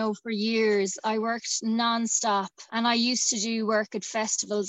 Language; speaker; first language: English; native; English